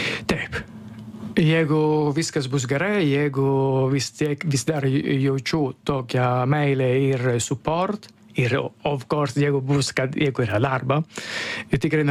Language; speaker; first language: Lithuanian; non-native, fluent; Italian